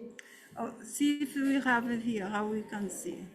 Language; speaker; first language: English; non-native, learner; Portuguese